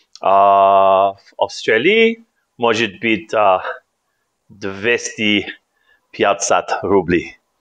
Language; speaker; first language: Russian; non-native, learner; English